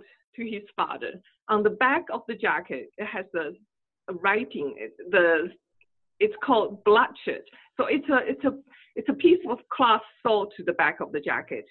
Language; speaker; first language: English; non-native, fluent; Chinese